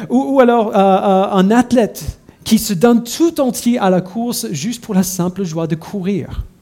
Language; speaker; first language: French; non-native, fluent; English